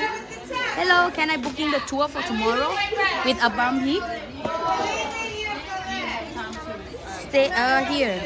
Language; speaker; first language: English; non-native, learner; Thai